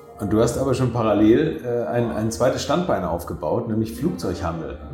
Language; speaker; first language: German; native; German